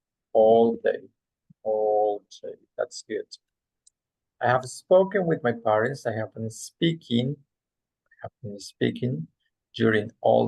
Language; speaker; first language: English; non-native, fluent; Spanish